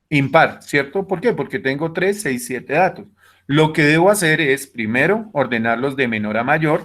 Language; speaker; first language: Spanish; native; Spanish